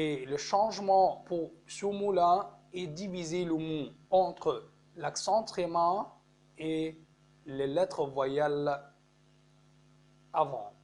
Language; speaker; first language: French; non-native, fluent; Arabic